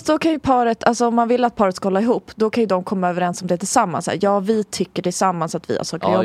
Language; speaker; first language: Swedish; native; Swedish